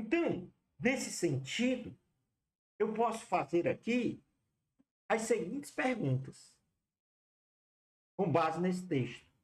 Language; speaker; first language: Portuguese; native; Portuguese